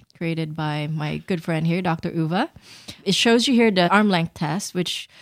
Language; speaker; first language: English; early bilingual, other home language; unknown